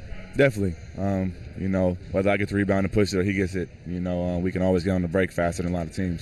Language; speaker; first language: English; native; English